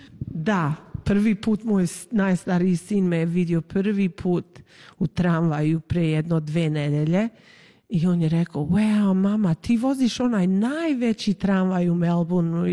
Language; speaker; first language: Serbian; early bilingual, heritage; Serbian